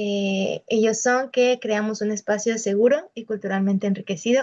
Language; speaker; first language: Spanish; native; Spanish